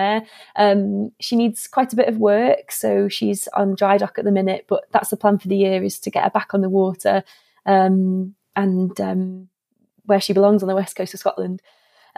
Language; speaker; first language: English; native; English